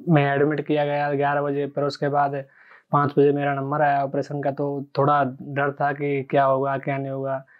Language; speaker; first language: Hindi; native; Hindi